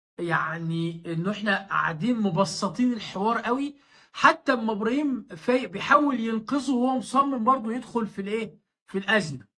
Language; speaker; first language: Arabic; native; Arabic